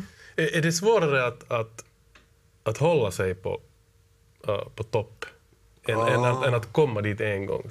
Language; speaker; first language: Swedish; native; Swedish